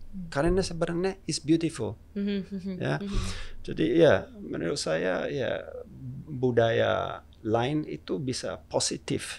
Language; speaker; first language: Indonesian; non-native, fluent; English